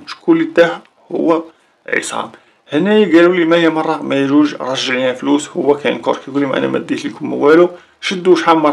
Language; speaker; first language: Arabic; native; Arabic